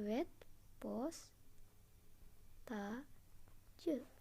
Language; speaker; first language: Turkish; non-native, fluent; Indonesian